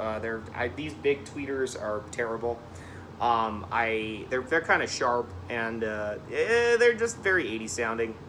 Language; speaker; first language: English; native; English